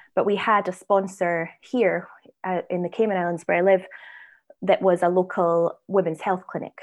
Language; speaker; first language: English; native; English